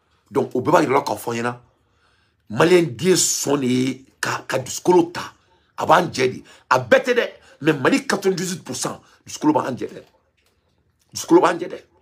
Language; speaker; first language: French; non-native, local second language; Bambara